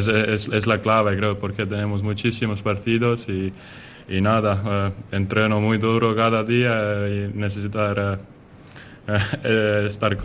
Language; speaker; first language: Spanish; non-native, learner; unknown